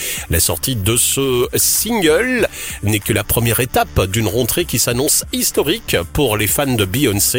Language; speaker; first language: French; native; French